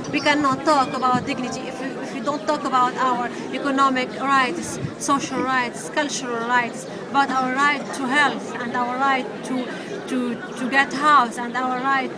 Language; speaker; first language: English; non-native, fluent; Arabic